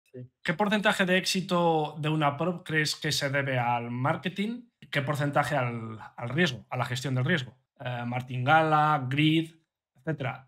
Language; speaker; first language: Spanish; native; Spanish